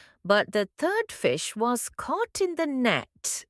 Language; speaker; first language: English; non-native, local second language; Tamil